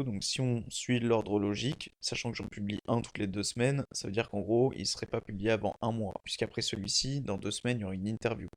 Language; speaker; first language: French; native; French